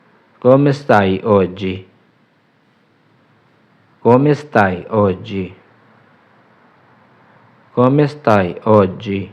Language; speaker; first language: Italian; non-native, fluent; Urdu